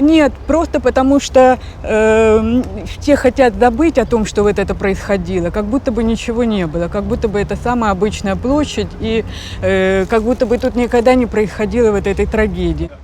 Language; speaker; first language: Russian; native; Russian